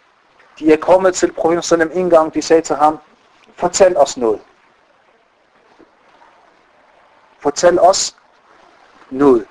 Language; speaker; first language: Danish; non-native, fluent; Arabic